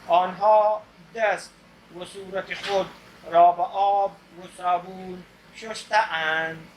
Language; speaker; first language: Persian; non-native, fluent; Urdu